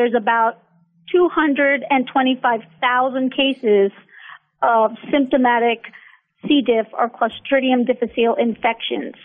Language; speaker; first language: English; native; English